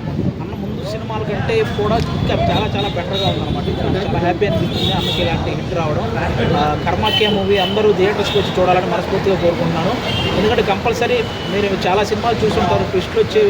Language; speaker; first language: Telugu; native; Telugu